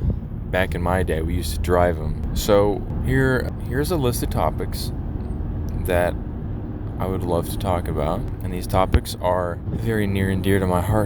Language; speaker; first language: English; native; English